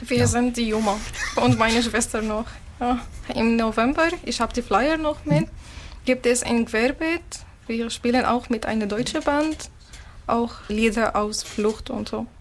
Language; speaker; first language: German; non-native, learner; Arabic